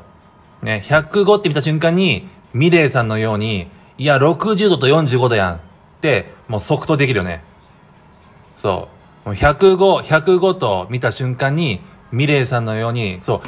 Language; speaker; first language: Japanese; native; Japanese